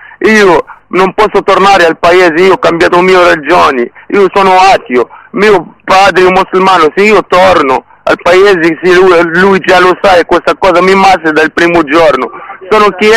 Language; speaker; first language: Italian; non-native, learner; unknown